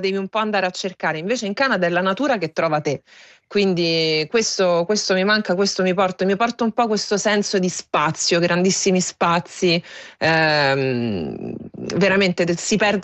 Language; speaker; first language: Italian; native; Italian